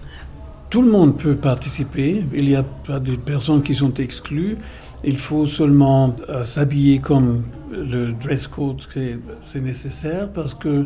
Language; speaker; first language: French; non-native, fluent; German